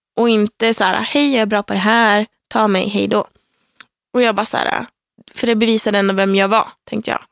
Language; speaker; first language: Swedish; native; Swedish